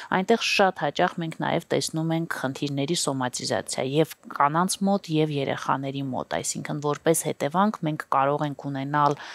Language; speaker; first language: Armenian; native; Armenian